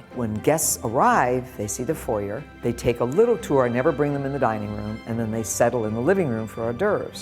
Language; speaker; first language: English; native; English